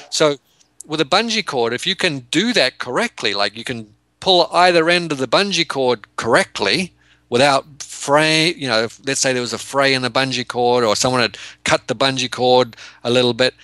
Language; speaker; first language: English; native; English